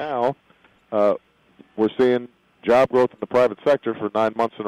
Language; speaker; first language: English; native; English